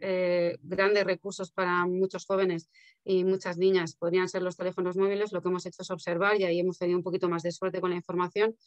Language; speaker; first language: Spanish; native; Spanish